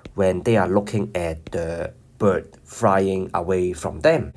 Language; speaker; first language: English; non-native, local second language; Cantonese